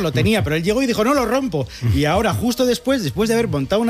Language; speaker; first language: Spanish; native; Spanish